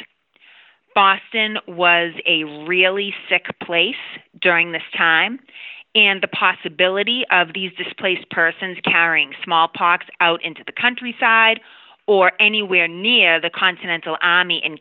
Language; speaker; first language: English; native; English